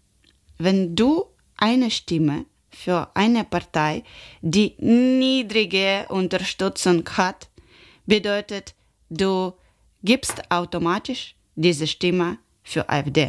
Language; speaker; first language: German; non-native, learner; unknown